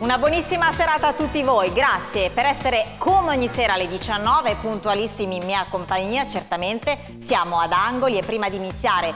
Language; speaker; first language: Italian; native; Italian